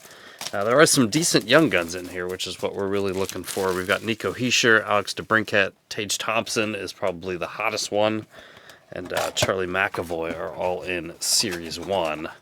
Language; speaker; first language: English; native; English